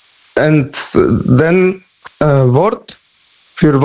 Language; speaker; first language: German; non-native, learner; Polish